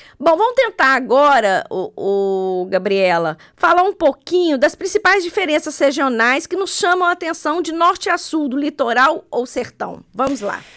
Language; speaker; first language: Portuguese; native; Portuguese